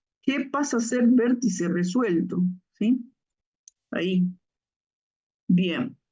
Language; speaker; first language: Spanish; native; Spanish